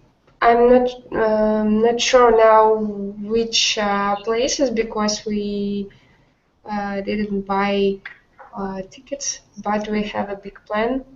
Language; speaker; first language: English; non-native, learner; Russian